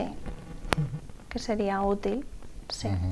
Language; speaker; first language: Portuguese; non-native, learner; Spanish